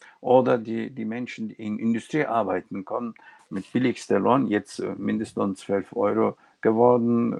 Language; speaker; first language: German; non-native, local second language; Turkish